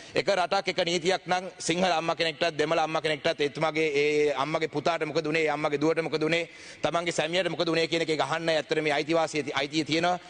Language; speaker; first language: Sinhala; non-native, local second language; Tamil